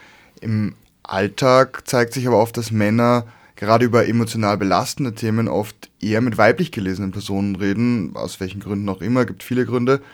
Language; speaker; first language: German; native; German